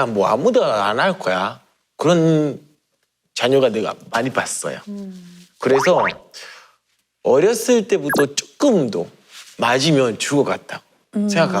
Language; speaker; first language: Korean; non-native, learner; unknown